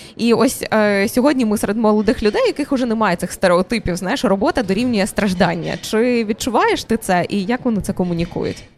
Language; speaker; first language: Ukrainian; native; Ukrainian